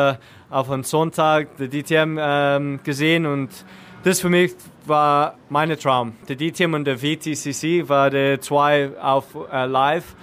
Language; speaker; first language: German; non-native, learner; English